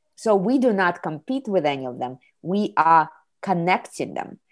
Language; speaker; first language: English; non-native, fluent; Kazakh